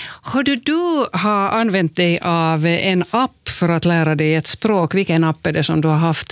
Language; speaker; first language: Swedish; native; Swedish